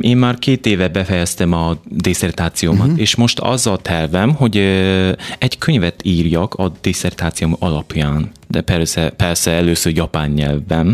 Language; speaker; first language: Hungarian; non-native, fluent; Japanese